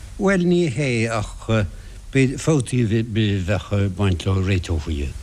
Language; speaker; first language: Irish; non-native, local second language; English